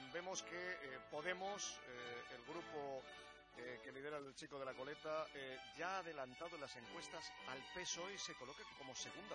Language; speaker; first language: Spanish; native; Spanish